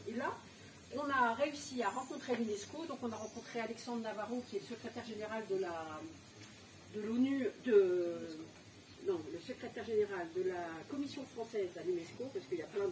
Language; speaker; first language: French; native; French